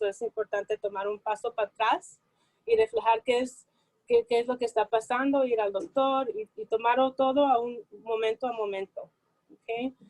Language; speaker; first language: Spanish; early bilingual, heritage; Spanish